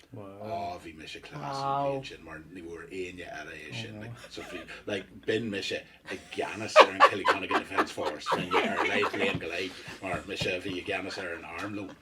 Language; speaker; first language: Irish; non-native, local second language; English